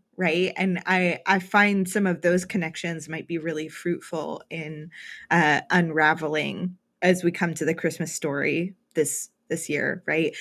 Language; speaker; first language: English; native; English